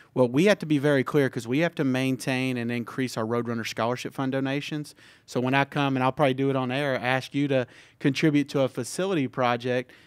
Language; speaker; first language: English; native; English